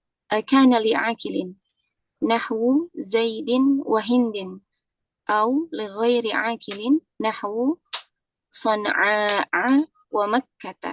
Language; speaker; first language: Arabic; non-native, learner; Indonesian